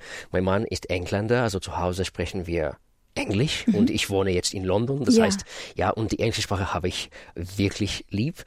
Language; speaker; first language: German; non-native, fluent; Russian